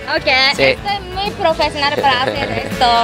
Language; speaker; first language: Spanish; non-native, learner; Japanese